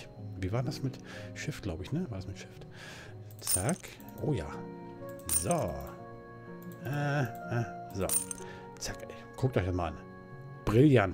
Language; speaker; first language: German; native; German